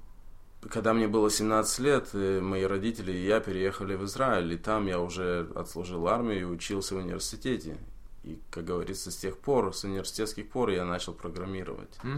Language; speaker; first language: Russian; early bilingual, heritage; Russian